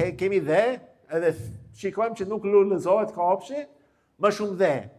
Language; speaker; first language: Albanian; non-native, fluent; English